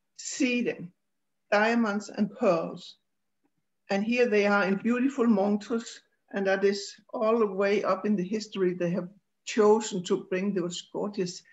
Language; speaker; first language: English; non-native, fluent; Danish